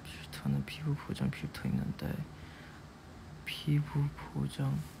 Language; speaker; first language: Korean; non-native, fluent; Chinese